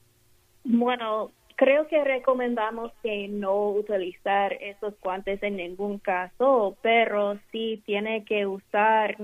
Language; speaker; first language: Spanish; non-native, fluent; English